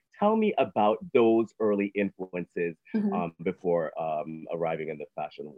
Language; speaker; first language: English; native; English